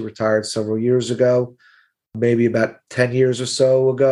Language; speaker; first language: English; native; English